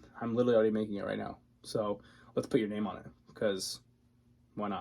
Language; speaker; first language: English; native; English